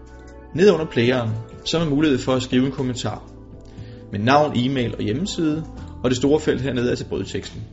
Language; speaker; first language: Danish; native; Danish